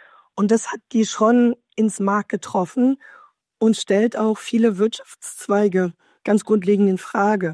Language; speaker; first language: German; native; German